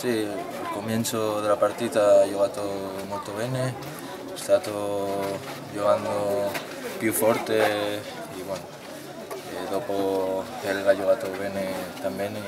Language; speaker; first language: Italian; non-native, learner; Spanish